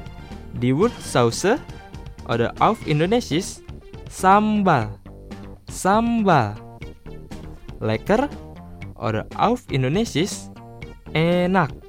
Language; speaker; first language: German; non-native, fluent; Indonesian